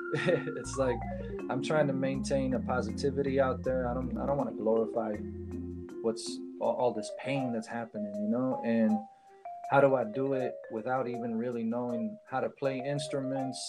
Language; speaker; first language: English; early bilingual, other home language; Spanish